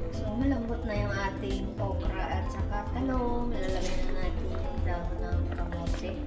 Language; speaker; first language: Filipino; non-native, local second language; Hiligaynon